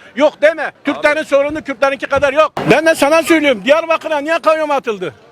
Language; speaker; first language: Turkish; non-native, local second language; Kurdish